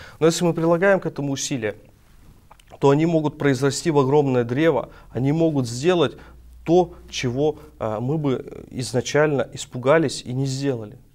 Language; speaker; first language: Russian; native; Russian